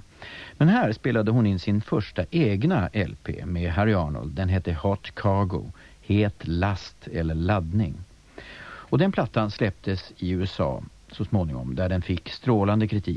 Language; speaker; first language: Swedish; native; Swedish